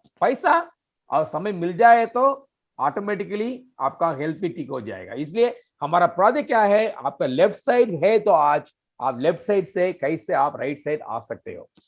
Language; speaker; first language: Hindi; non-native, fluent; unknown